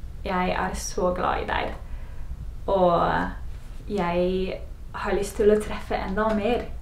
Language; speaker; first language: Norwegian; non-native, fluent; English